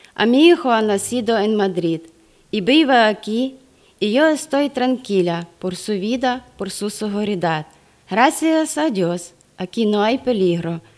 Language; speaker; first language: Spanish; non-native, fluent; Ukrainian